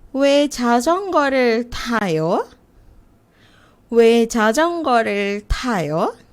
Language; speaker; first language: Korean; non-native, fluent; Indonesian